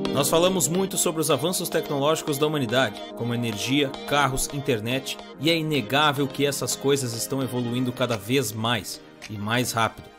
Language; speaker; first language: Portuguese; native; Portuguese